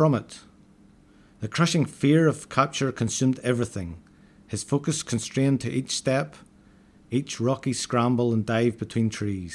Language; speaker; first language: English; native; English